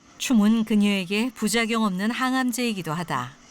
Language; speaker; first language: Korean; native; Korean